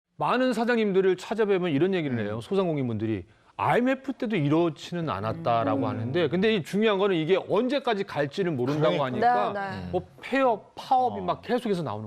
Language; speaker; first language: Korean; native; Korean